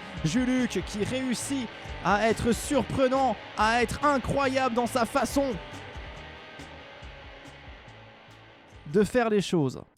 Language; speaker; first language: French; native; French